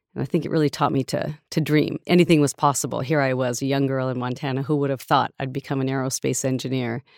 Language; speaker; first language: English; native; English